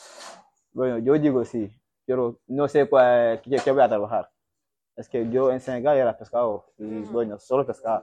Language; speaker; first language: Spanish; non-native, learner; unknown